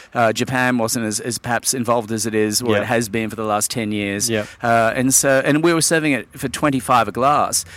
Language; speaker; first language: English; native; English